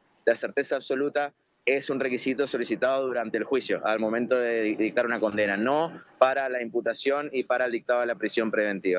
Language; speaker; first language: Spanish; native; Spanish